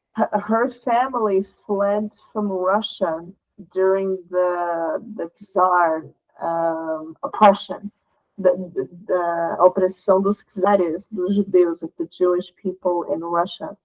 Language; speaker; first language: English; non-native, fluent; Portuguese